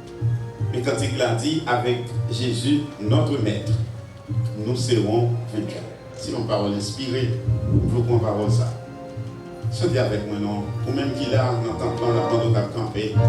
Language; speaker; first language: French; non-native, local second language; Haitian Creole